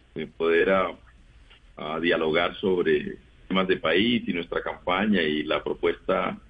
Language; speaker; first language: Spanish; native; Spanish